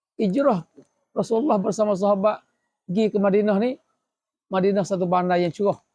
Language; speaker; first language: Malay; native; Malay